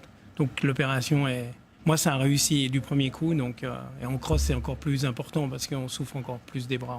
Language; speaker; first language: French; native; French